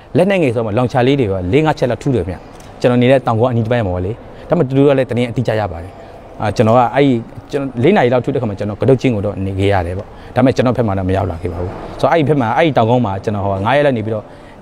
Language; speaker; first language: Burmese; non-native, local second language; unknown